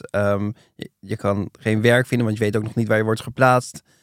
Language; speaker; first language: Dutch; native; Dutch